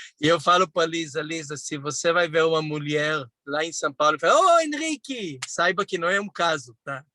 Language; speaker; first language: Portuguese; non-native, fluent; Hebrew